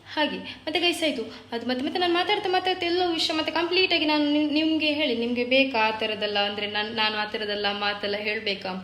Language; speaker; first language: Kannada; non-native, local second language; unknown